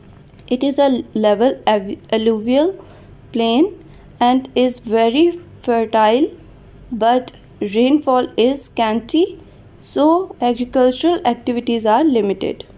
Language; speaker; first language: English; non-native, local second language; Urdu